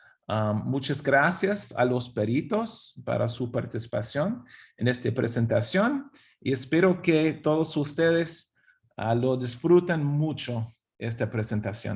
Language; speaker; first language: Spanish; non-native, fluent; English